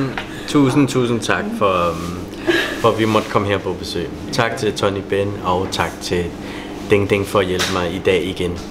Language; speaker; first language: Danish; non-native, fluent; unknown